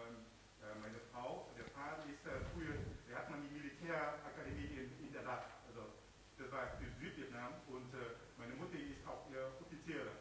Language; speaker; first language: German; non-native, learner; Vietnamese